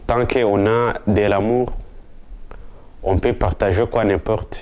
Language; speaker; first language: French; non-native, local second language; Kinyarwanda